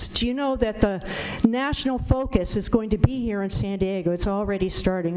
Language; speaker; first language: English; native; English